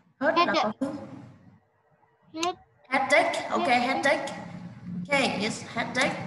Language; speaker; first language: English; non-native, fluent; Vietnamese